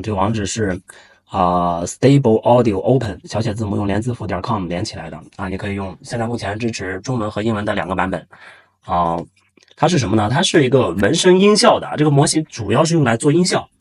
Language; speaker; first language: Chinese; native; Chinese